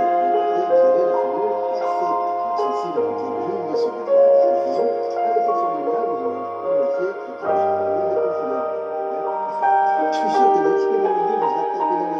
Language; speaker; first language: French; native; French